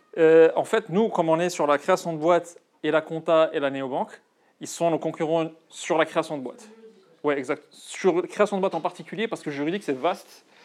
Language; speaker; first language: French; non-native, local second language; Arabic